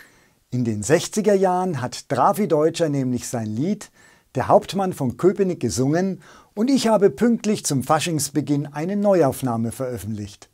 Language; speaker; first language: German; native; German